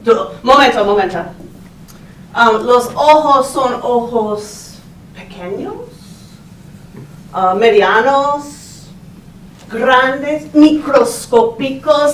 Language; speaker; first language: Spanish; non-native, fluent; English